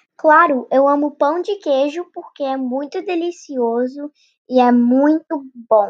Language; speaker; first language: Portuguese; non-native, learner; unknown